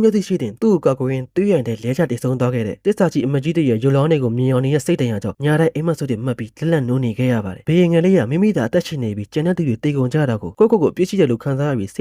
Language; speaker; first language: Burmese; native; Burmese